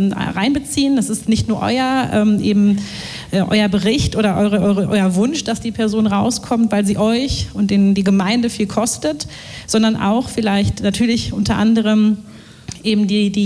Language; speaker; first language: German; native; German